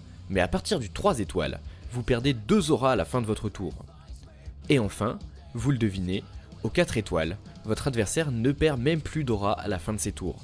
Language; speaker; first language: French; native; French